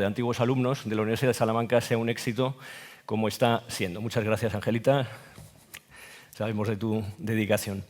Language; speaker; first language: Spanish; native; Spanish